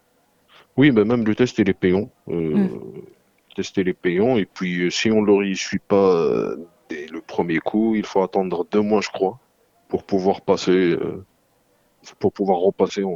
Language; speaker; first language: French; non-native, local second language; Arabic